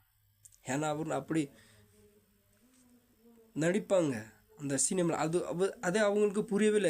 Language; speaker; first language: Tamil; non-native, fluent; Nepali